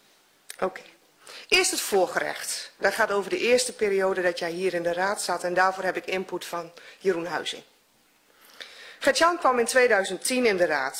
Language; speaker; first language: Dutch; native; Dutch